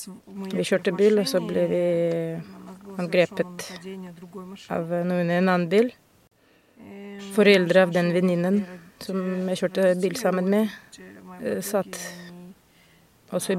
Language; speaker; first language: Norwegian; non-native, fluent; Russian